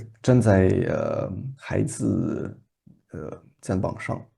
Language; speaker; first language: Chinese; non-native, learner; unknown